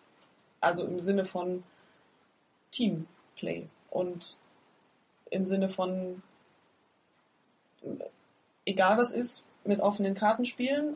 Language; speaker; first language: German; native; German